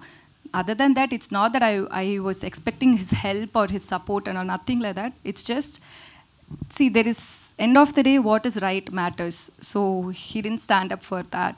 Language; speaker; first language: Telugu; non-native, learner; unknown